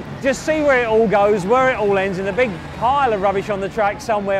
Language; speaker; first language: English; native; English